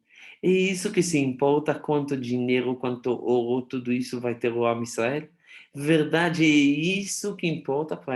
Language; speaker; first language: Portuguese; non-native, fluent; Hebrew